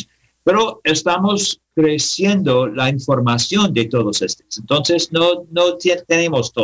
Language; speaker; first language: Spanish; non-native, learner; English